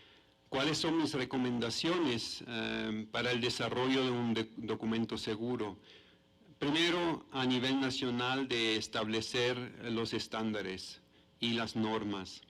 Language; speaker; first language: Spanish; non-native, fluent; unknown